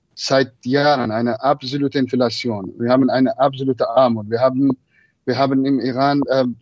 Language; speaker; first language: German; non-native, fluent; Persian